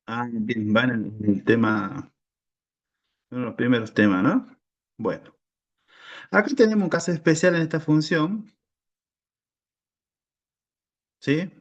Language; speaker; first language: Spanish; native; Spanish